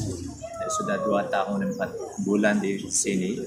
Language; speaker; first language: Indonesian; non-native, learner; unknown